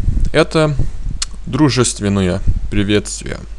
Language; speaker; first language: Russian; non-native, fluent; Lithuanian